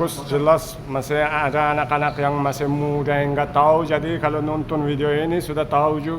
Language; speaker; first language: Indonesian; non-native, fluent; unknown